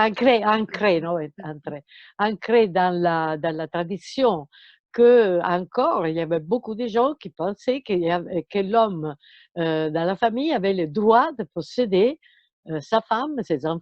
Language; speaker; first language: French; non-native, fluent; Italian